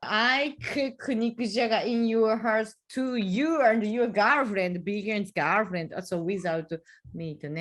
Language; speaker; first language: English; non-native, learner; Japanese